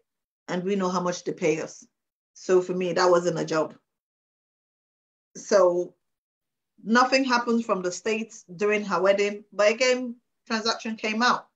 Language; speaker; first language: English; non-native, local second language; Krio